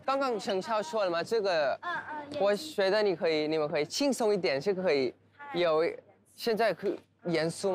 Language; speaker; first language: Chinese; non-native, learner; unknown